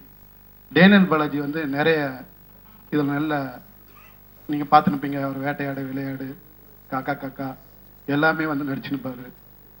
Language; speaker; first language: Tamil; native; Tamil